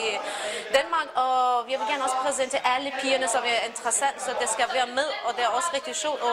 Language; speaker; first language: Danish; non-native, learner; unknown